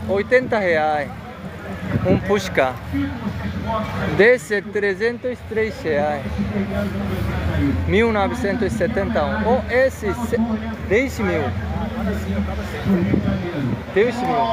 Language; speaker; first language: Portuguese; non-native, learner; Korean